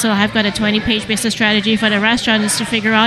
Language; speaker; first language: English; non-native, local second language; Cantonese